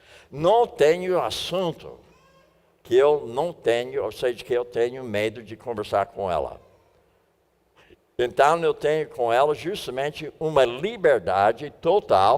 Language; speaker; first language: Portuguese; non-native, fluent; English